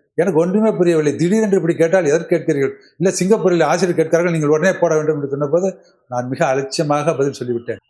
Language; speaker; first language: Tamil; native; Tamil